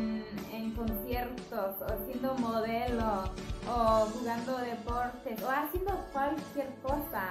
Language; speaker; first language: Spanish; non-native, fluent; English